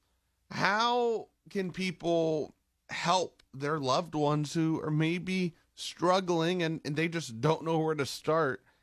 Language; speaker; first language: English; native; English